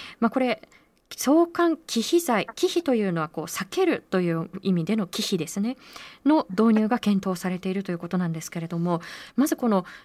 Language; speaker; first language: Japanese; native; Japanese